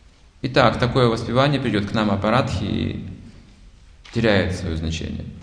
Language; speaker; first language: Russian; native; Russian